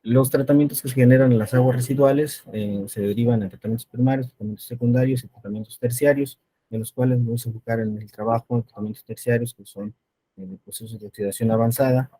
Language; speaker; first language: Spanish; native; Spanish